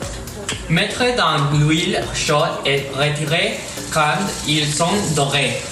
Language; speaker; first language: French; non-native, learner; Spanish